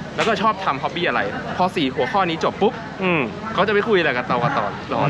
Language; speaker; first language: Thai; native; Thai